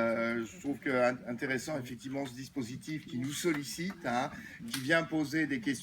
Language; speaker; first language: French; native; French